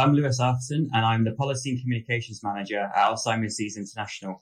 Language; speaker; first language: English; native; English